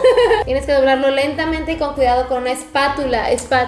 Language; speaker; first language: Spanish; native; Spanish